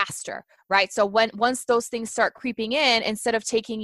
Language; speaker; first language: English; non-native, fluent; Portuguese